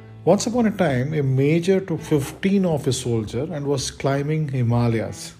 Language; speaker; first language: English; non-native, local second language; Malayalam